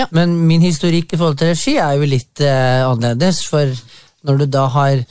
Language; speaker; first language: Norwegian; native; Norwegian